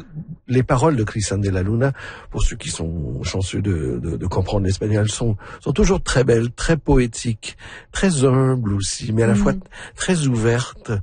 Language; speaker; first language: French; native; French